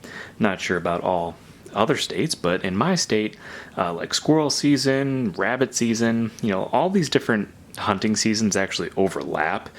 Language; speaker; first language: English; native; English